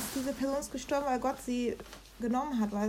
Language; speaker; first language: German; native; German